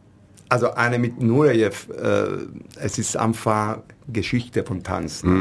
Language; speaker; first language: German; non-native, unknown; Italian